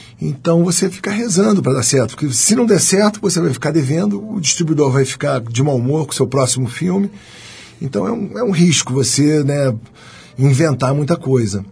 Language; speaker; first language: Portuguese; native; Portuguese